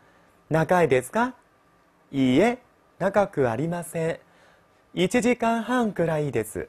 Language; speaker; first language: Japanese; non-native, fluent; Chinese